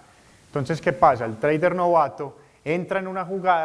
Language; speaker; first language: Spanish; native; Spanish